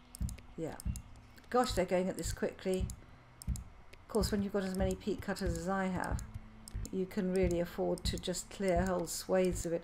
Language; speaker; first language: English; native; English